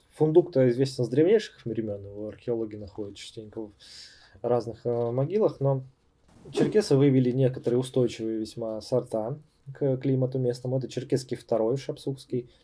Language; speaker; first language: Russian; native; Russian